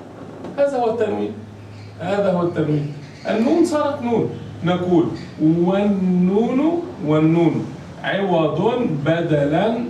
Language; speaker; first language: Arabic; non-native, fluent; Chechen